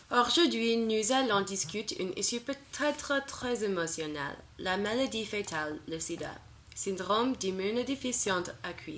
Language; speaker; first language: French; non-native, learner; English